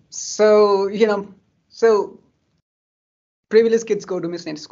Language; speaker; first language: English; non-native, local second language; Nepali